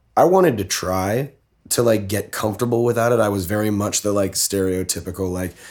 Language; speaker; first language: English; native; English